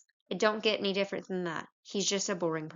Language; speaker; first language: English; native; English